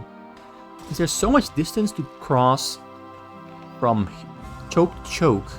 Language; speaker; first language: English; native; English